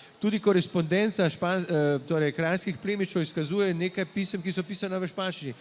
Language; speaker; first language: Slovenian; native; Slovenian